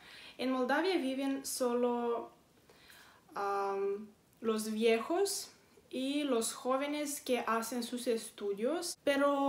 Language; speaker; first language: Spanish; non-native, fluent; Romanian